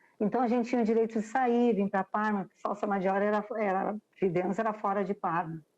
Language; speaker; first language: Portuguese; native; Portuguese